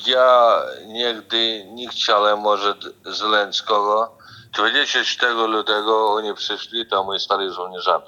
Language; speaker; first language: Polish; non-native, learner; Ukrainian